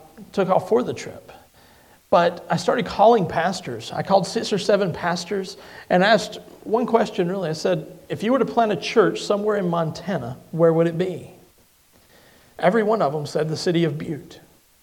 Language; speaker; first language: English; native; English